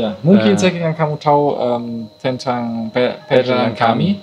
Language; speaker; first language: Indonesian; non-native, learner; German